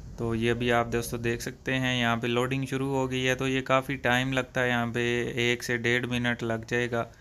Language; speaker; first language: Urdu; non-native, local second language; Punjabi